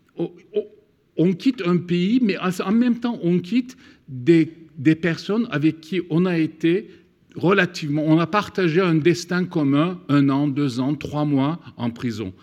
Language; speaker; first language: French; non-native, fluent; Turkish